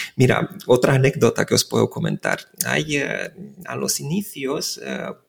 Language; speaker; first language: Spanish; non-native, fluent; Romanian